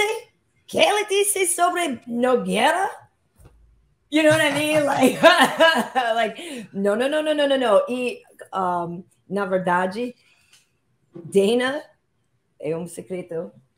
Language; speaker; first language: Portuguese; non-native, learner; English